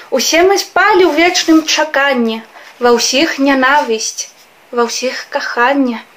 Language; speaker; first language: Belarusian; non-native, fluent; Spanish